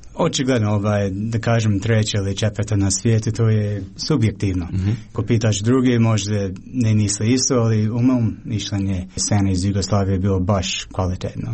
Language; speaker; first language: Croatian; non-native, fluent; English